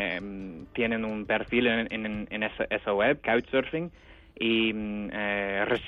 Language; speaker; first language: Spanish; non-native, fluent; English